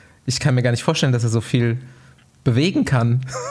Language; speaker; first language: German; native; German